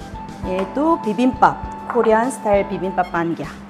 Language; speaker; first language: Hindi; non-native, learner; Korean